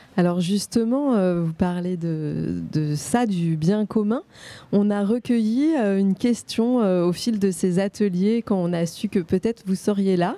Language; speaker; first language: French; native; French